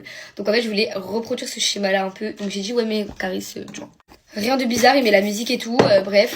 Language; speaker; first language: French; native; French